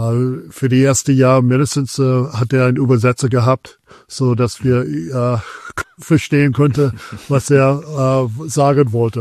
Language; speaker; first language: German; non-native, fluent; English